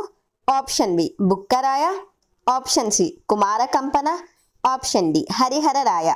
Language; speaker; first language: English; non-native, local second language; Telugu